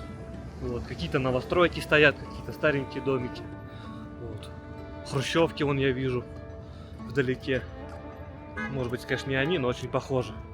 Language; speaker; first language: Russian; native; Russian